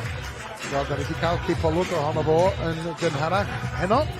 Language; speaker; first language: Welsh; native; Welsh